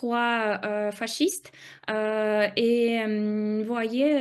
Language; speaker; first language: French; non-native, fluent; Russian